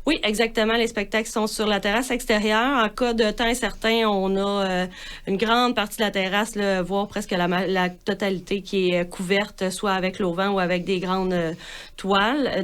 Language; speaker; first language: French; native; French